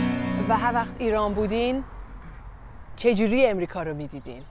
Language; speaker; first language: Persian; early bilingual, heritage; Persian